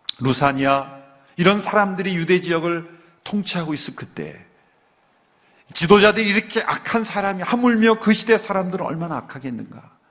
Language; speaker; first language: Korean; native; Korean